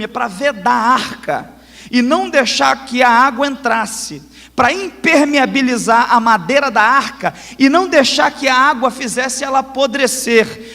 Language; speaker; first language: Portuguese; native; Portuguese